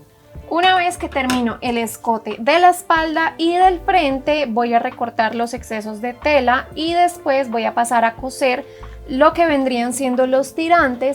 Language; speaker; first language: Spanish; native; Spanish